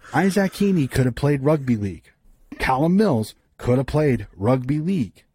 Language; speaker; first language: English; native; English